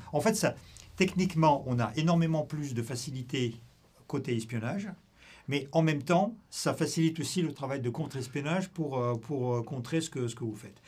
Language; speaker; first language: French; non-native, fluent; Russian